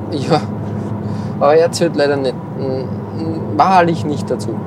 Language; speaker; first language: German; native; German